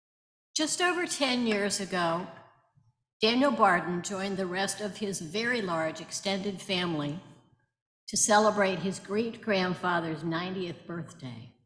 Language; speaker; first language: English; native; English